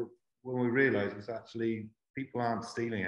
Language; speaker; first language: English; native; English